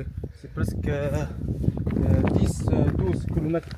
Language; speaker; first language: French; non-native, learner; Arabic